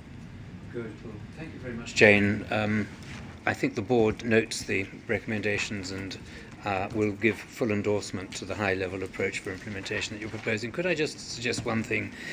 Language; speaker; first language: English; native; English